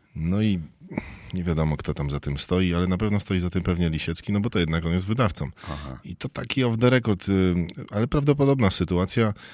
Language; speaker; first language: Polish; native; Polish